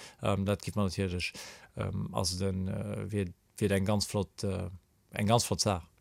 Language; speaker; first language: Luxembourgish; native; Luxembourgish